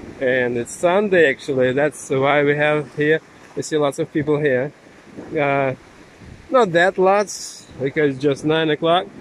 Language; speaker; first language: English; non-native, fluent; Russian